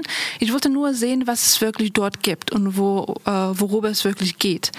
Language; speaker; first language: German; non-native, local second language; Persian